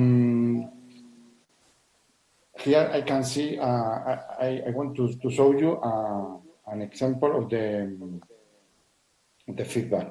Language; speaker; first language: English; non-native, learner; Spanish